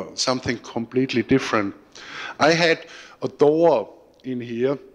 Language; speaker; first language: English; non-native, fluent; German